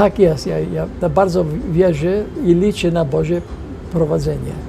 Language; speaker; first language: Polish; non-native, fluent; English